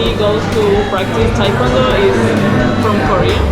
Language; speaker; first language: English; non-native, learner; Spanish